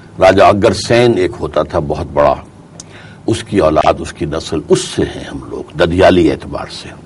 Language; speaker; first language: Urdu; native; Urdu